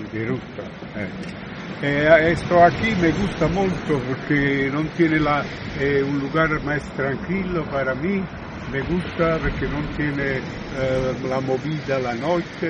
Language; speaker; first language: Spanish; non-native, learner; Italian